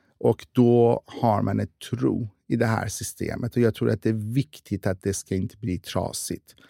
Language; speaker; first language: Swedish; non-native, fluent; Persian